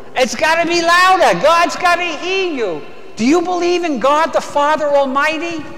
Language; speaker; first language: English; native; English